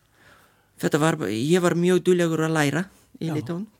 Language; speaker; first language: Icelandic; non-native, fluent; Lithuanian